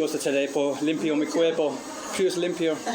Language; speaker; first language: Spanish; non-native, learner; English